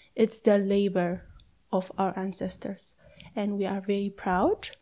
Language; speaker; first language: English; non-native, fluent; Amharic